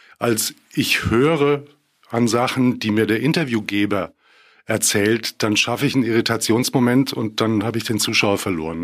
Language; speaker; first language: German; native; German